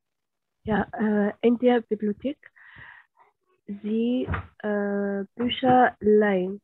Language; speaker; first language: German; non-native, learner; Arabic